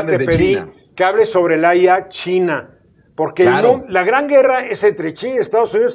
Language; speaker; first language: Spanish; native; Spanish